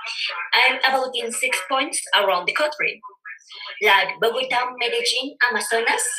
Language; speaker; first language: English; non-native, learner; Spanish